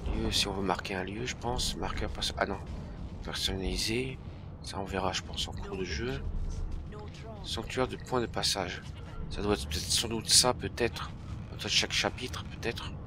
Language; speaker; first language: French; native; French